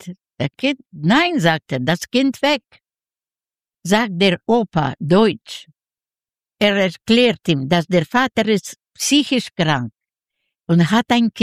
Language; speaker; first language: German; non-native, learner; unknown